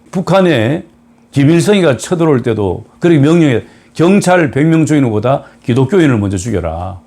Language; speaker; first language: Korean; native; Korean